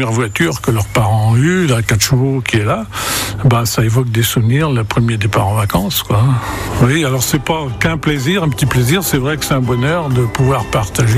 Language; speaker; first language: French; native; French